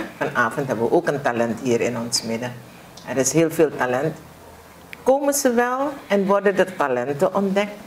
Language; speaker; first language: Dutch; native; Dutch